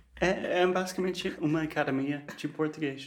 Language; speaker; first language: Portuguese; non-native, fluent; English